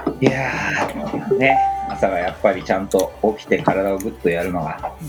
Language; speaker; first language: Japanese; native; Japanese